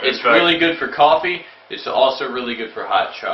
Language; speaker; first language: English; native; English